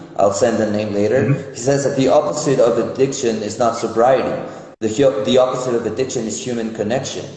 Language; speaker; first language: English; non-native, fluent; Spanish